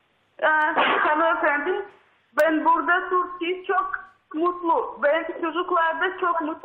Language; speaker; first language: Turkish; non-native, learner; Russian